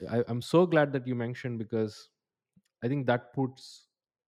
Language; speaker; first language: English; non-native, local second language; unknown